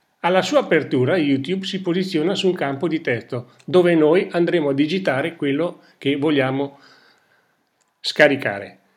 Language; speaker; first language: Italian; native; Italian